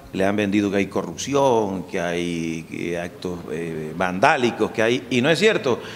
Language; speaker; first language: Spanish; native; Spanish